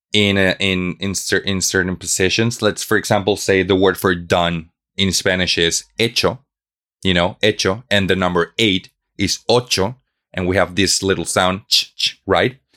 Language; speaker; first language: English; non-native, fluent; Spanish